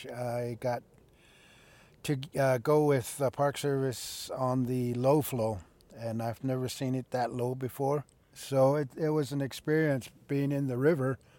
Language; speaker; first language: English; early bilingual, other home language; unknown